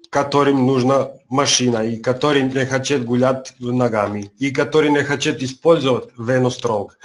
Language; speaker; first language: Russian; non-native, learner; Serbian